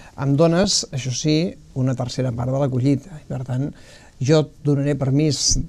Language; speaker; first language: Catalan; native; Catalan